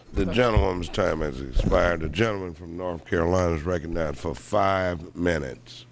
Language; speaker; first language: English; native; English